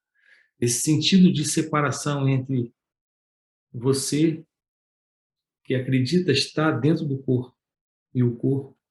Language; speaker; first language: Portuguese; native; Portuguese